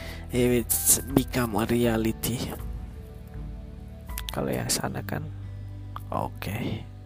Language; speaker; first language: English; non-native, learner; Indonesian